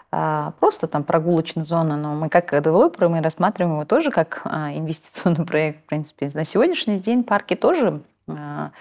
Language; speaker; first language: Russian; non-native, local second language; Kazakh